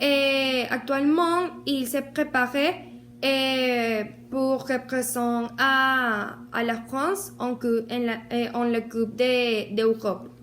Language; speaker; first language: French; non-native, learner; Spanish